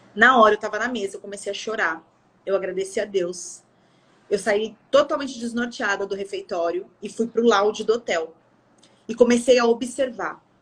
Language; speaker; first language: Portuguese; native; Portuguese